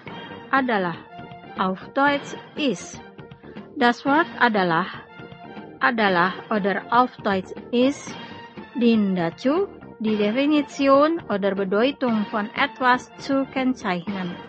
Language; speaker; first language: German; non-native, fluent; Indonesian